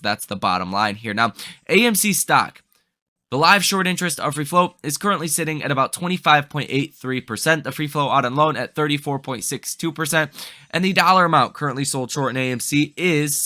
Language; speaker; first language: English; native; English